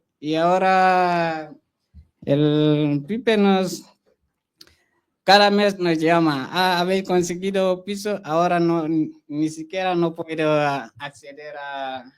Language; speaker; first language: Spanish; non-native, fluent; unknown